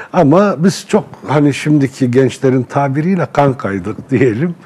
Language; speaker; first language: Turkish; non-native, local second language; Arabic